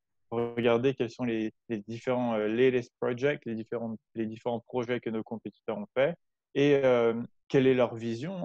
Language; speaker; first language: French; native; French